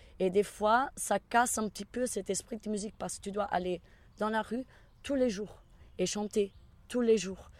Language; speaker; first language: French; non-native, fluent; Portuguese